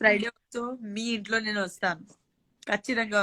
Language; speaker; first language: Telugu; non-native, learner; Gujarati